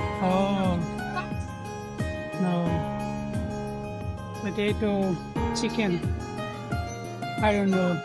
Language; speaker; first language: English; non-native, local second language; Hindi